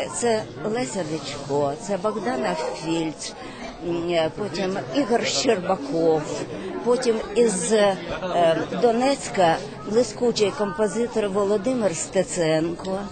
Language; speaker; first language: Ukrainian; native; Ukrainian